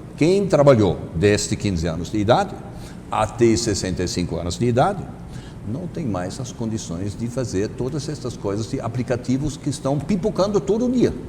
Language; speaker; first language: Portuguese; non-native, fluent; German